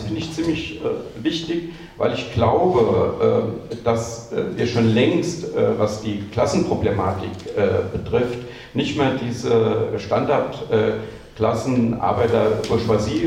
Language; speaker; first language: German; native; German